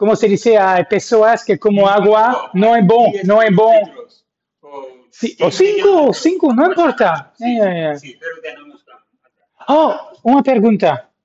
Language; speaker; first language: Portuguese; non-native, learner; English